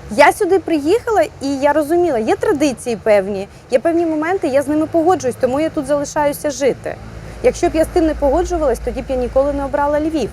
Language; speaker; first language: Ukrainian; non-native, local second language; Russian